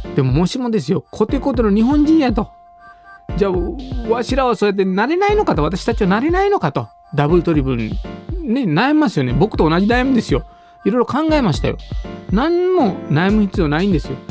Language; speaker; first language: Japanese; non-native, fluent; Sinhala